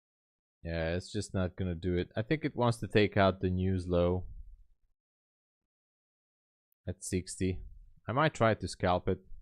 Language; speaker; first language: English; non-native, fluent; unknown